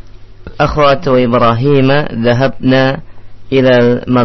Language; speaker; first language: Arabic; non-native, learner; Indonesian